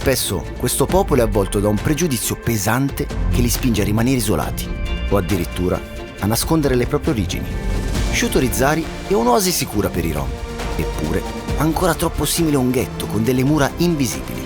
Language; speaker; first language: Italian; native; Italian